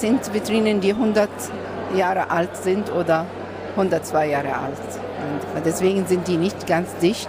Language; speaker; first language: German; non-native, fluent; Arabic